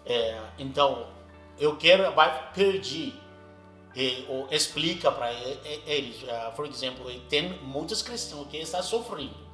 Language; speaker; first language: Portuguese; non-native, learner; Arabic